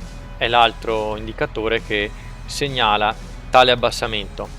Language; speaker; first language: Italian; native; Italian